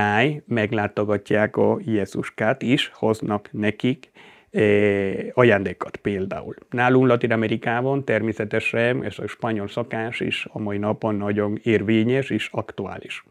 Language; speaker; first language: Hungarian; non-native, fluent; Spanish